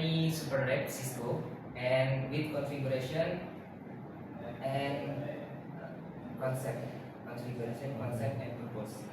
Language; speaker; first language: English; non-native, learner; Indonesian